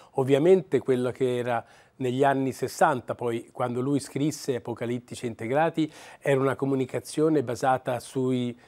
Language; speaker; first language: Italian; native; Italian